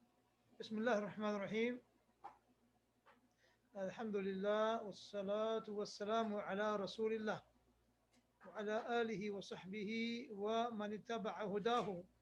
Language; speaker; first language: Arabic; non-native, fluent; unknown